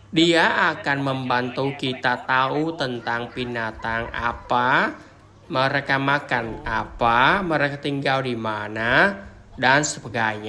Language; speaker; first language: Indonesian; non-native, learner; Vietnamese